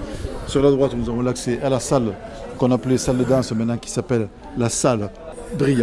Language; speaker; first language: French; native; French